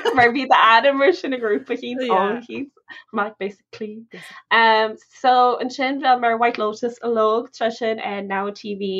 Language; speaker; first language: Irish; non-native, local second language; English